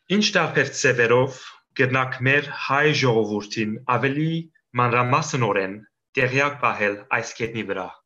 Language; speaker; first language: Armenian; early bilingual, heritage; Armenian